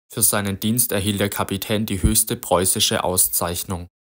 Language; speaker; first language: German; native; German